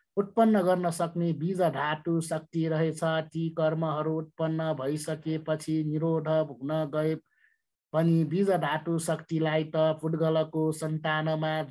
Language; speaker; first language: Nepali; non-native, local second language; Newari